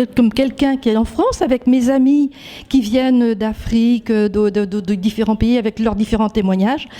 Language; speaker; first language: French; native; French